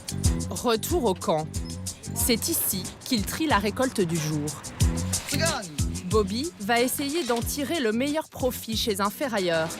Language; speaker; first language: French; native; French